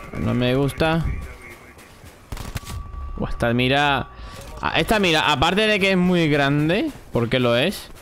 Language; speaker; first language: Spanish; native; Spanish